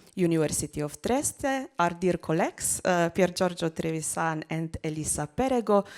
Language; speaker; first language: English; non-native, fluent; Slovenian